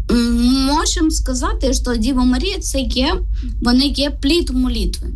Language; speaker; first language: Ukrainian; non-native, learner; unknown